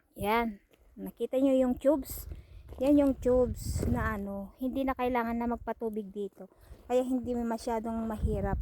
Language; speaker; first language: Filipino; non-native, local second language; Iloko